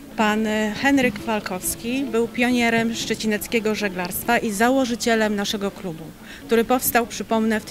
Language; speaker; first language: Polish; native; Polish